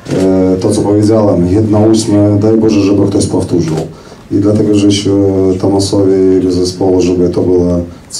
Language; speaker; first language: Polish; non-native, fluent; Russian